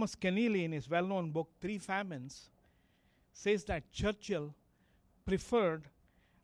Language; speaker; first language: English; non-native, local second language; Kannada